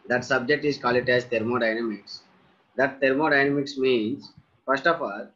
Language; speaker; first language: English; non-native, local second language; Telugu